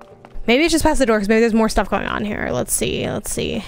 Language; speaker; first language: English; native; English